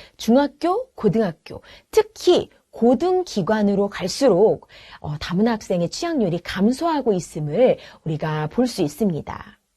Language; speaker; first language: Korean; native; Korean